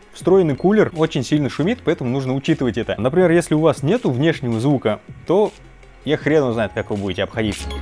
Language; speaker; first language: Russian; native; Russian